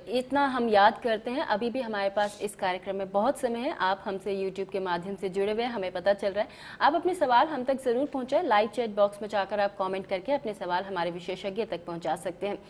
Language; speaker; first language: Hindi; native; Hindi